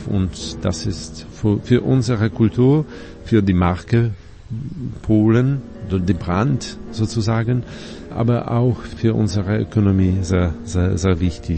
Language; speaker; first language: German; non-native, fluent; Polish